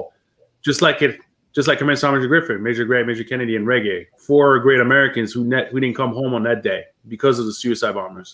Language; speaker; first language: English; early bilingual, other home language; French